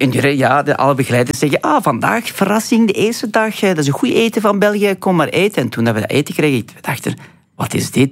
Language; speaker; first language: Dutch; non-native, fluent; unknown